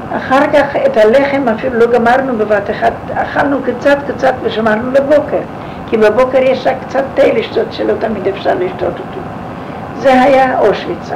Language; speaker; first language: Hebrew; non-native, fluent; Yiddish